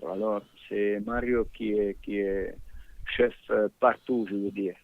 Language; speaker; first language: French; non-native, fluent; Bosnian